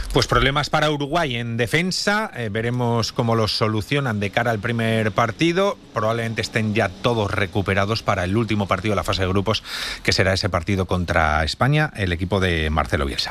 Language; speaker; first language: Spanish; native; Spanish